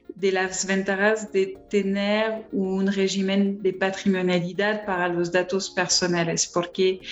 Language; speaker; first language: Spanish; non-native, fluent; French